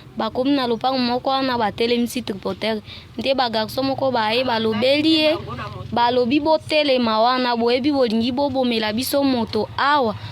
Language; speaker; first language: Lingala; native; Lingala